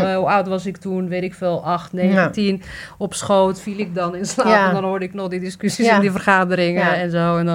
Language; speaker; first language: Dutch; early bilingual, other home language; Riffian